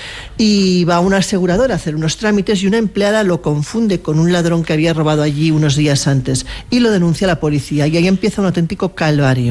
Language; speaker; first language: Spanish; native; Spanish